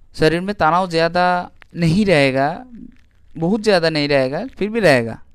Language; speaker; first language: Hindi; non-native, local second language; Bangla